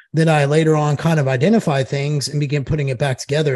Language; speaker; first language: English; native; English